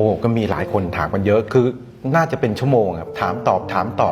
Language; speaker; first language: Thai; native; Thai